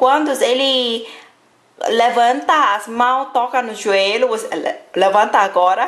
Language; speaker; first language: Portuguese; non-native, fluent; Thai